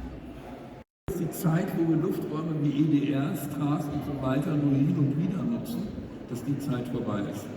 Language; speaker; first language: German; native; German